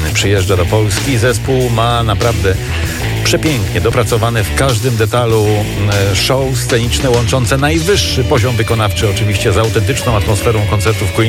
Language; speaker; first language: Polish; native; Polish